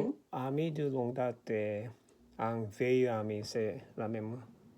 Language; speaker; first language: French; non-native, learner; Korean